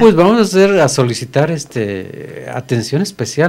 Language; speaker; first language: Spanish; native; Spanish